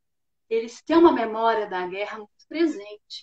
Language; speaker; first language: Portuguese; native; Portuguese